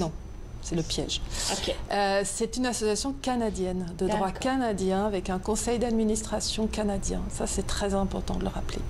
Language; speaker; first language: French; native; French